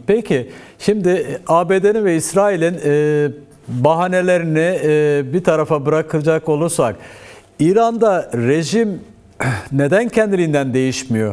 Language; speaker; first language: Turkish; native; Turkish